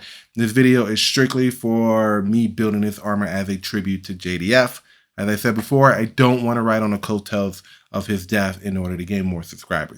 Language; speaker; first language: English; native; English